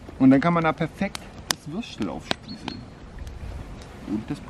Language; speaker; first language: German; native; German